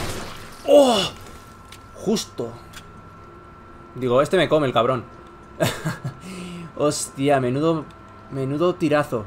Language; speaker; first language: Spanish; native; Spanish